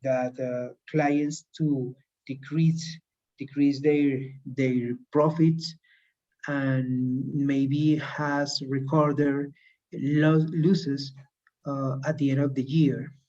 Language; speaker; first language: English; non-native, learner; Spanish